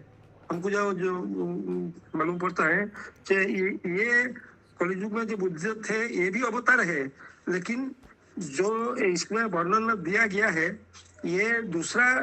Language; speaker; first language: Hindi; non-native, local second language; Bangla